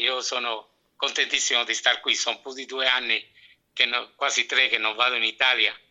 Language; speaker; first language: Italian; native; Italian